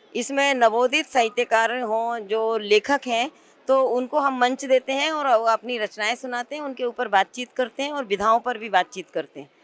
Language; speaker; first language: Hindi; native; Hindi